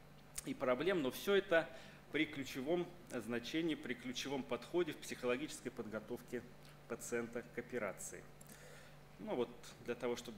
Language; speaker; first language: Russian; native; Russian